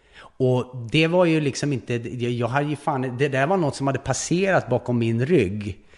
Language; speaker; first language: Swedish; native; Swedish